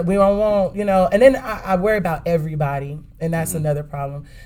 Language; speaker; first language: English; native; English